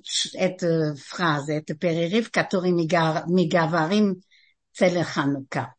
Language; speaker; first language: Russian; early bilingual, heritage; Russian